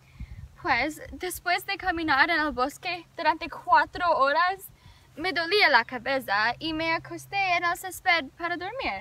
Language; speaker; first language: Spanish; non-native, learner; English